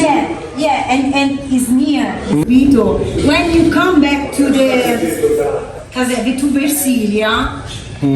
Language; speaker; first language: English; non-native, learner; Italian